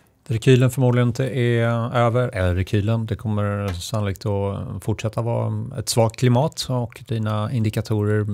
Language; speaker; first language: Swedish; native; Swedish